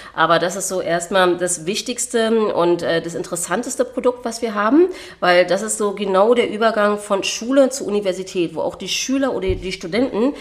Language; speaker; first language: German; native; German